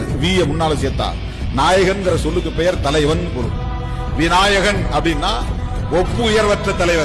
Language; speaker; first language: Tamil; native; Tamil